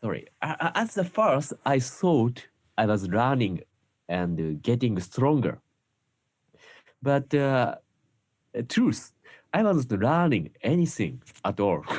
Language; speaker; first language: English; non-native, learner; Japanese